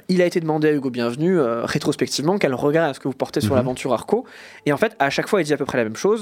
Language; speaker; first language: French; native; French